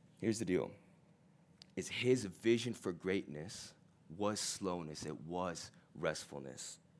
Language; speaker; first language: English; early bilingual, other home language; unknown